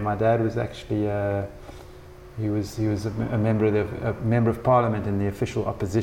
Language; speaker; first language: English; native; English